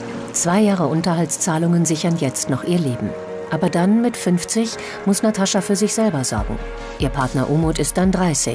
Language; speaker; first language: German; native; German